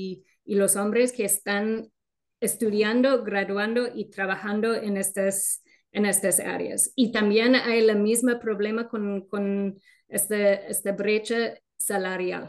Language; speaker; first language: Spanish; non-native, fluent; English